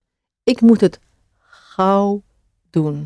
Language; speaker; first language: Dutch; non-native, fluent; English